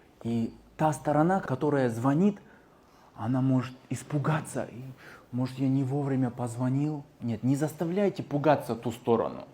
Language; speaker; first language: Russian; non-native, local second language; Kyrgyz